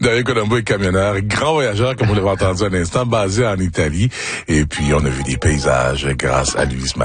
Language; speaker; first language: French; native; French